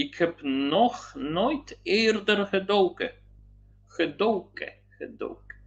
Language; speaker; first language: Dutch; non-native, learner; Polish